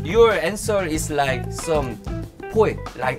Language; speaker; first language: English; non-native, learner; Korean